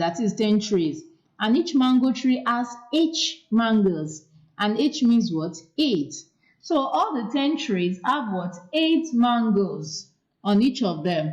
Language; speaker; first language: English; non-native, local second language; Yoruba